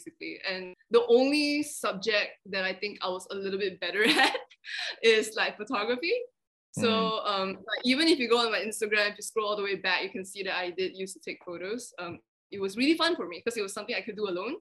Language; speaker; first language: English; non-native, local second language; Chinese